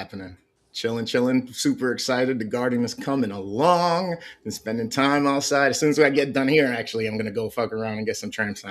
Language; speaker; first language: English; native; English